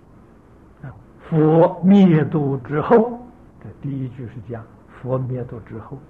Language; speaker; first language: Chinese; native; Chinese